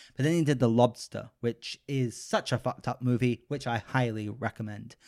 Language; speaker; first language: English; native; English